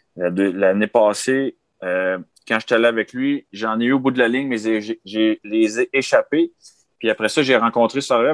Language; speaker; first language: French; native; French